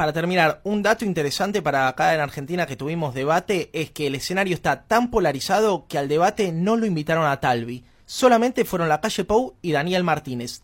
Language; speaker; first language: Spanish; native; Spanish